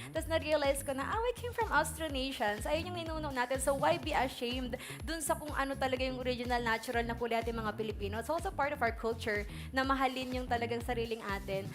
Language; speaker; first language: Filipino; native; Filipino